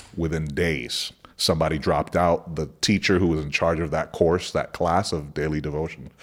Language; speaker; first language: English; early bilingual, other home language; Spanish